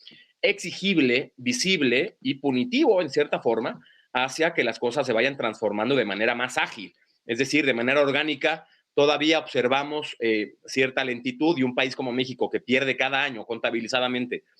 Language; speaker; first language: Spanish; native; Spanish